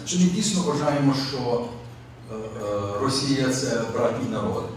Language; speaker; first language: Ukrainian; early bilingual, other home language; English